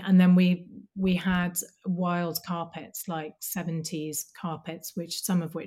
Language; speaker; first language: English; native; English